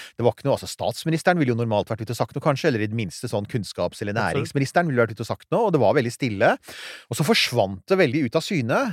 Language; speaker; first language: Norwegian; early bilingual, other home language; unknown